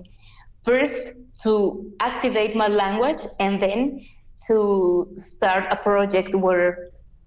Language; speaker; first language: English; non-native, fluent; Yucateco